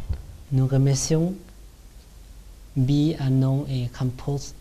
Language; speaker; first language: French; non-native, learner; Lao